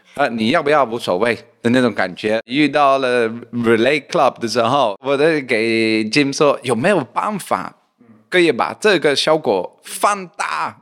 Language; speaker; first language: Chinese; non-native, fluent; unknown